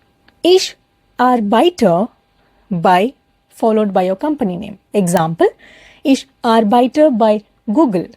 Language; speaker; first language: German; non-native, fluent; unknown